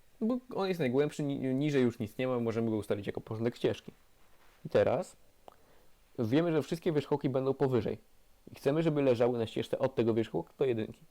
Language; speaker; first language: Polish; native; Polish